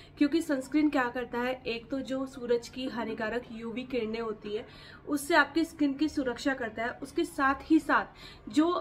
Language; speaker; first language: Hindi; native; Hindi